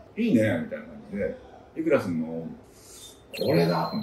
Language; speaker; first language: Japanese; native; Japanese